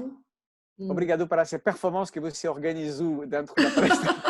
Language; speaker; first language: Portuguese; non-native, fluent; French